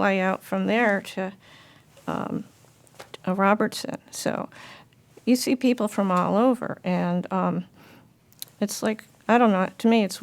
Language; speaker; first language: English; native; English